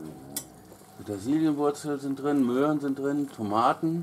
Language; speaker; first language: German; native; German